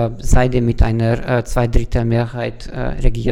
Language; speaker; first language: German; non-native, fluent; Hungarian